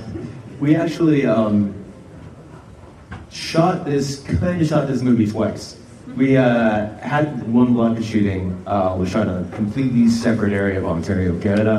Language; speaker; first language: English; native; English